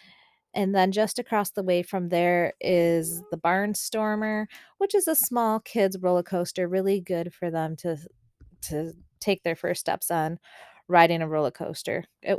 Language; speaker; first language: English; native; English